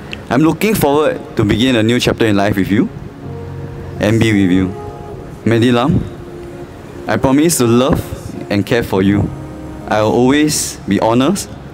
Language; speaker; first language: English; non-native, local second language; Chinese